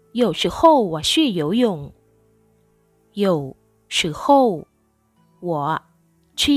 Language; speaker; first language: Chinese; non-native, fluent; Thai